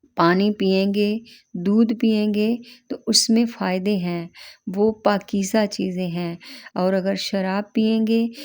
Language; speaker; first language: Urdu; native; Urdu